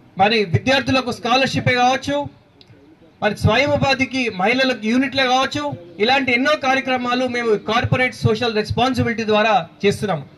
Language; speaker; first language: Telugu; native; Telugu